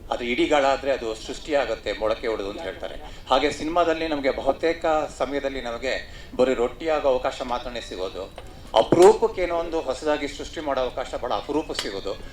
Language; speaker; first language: Kannada; native; Kannada